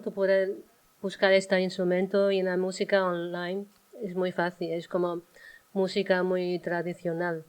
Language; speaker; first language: Spanish; non-native, learner; Chinese